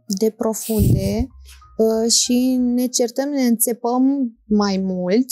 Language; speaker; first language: Romanian; early bilingual, heritage; Romanian